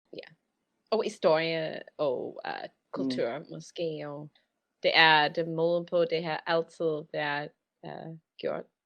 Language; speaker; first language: Danish; non-native, learner; English